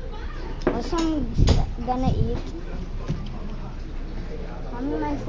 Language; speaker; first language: English; non-native, local second language; Filipino